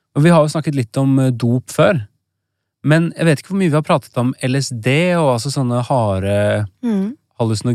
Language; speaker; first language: Norwegian; native; Norwegian